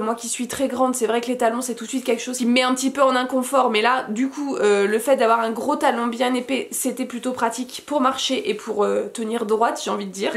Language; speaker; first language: French; native; French